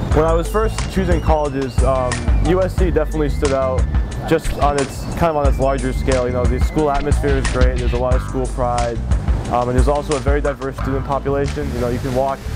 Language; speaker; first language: English; native; English